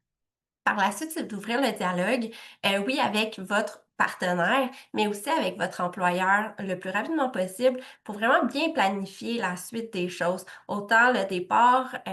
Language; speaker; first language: French; native; French